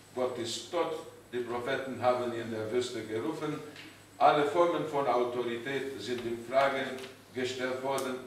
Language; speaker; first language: German; non-native, learner; Romanian